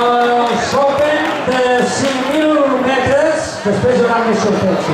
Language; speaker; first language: Catalan; native; Catalan